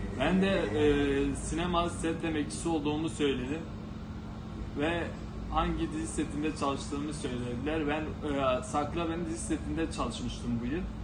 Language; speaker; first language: Turkish; non-native, local second language; Kurdish